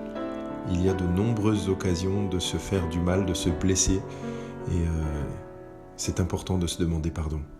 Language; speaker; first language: French; native; French